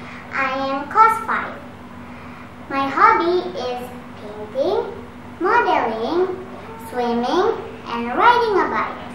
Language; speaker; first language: English; non-native, learner; Indonesian